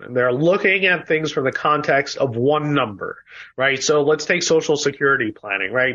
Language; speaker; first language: English; native; English